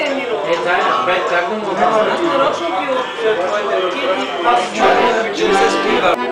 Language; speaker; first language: Bulgarian; native; Bulgarian